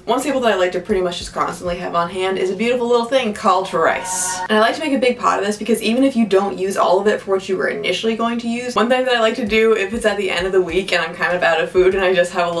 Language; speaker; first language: English; native; English